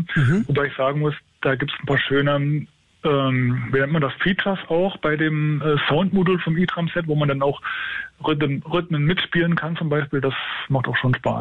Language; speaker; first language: German; native; German